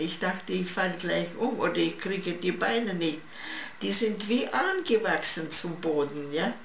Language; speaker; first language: German; early bilingual, heritage; German